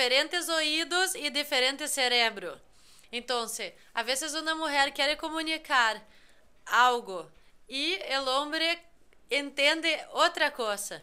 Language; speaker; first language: Spanish; non-native, fluent; Portuguese